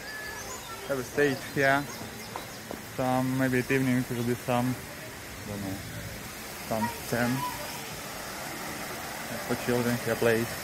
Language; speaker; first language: English; non-native, learner; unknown